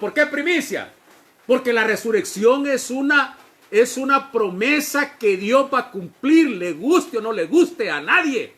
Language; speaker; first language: Spanish; native; Spanish